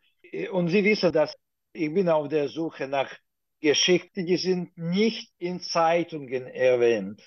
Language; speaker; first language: German; non-native, fluent; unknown